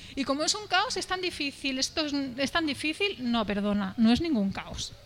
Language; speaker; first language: Spanish; non-native, local second language; Catalan